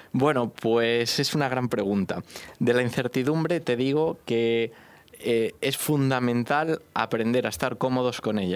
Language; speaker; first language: Spanish; native; Spanish